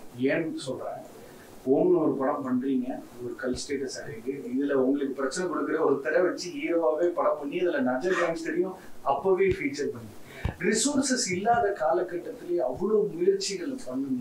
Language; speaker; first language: Tamil; native; Tamil